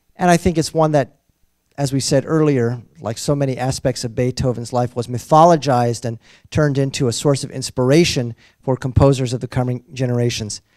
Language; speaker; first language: English; native; English